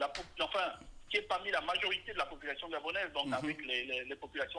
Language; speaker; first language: French; native; French